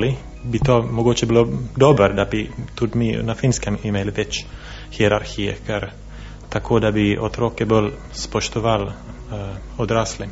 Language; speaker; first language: Slovenian; non-native, fluent; Finnish